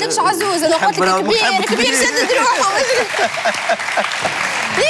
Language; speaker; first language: Arabic; native; Arabic